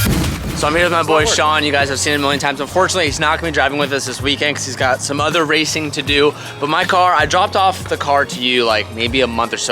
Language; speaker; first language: English; native; English